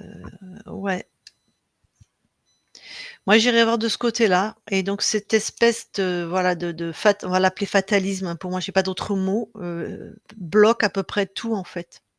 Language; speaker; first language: French; native; French